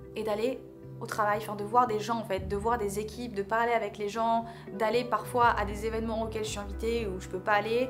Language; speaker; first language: French; native; French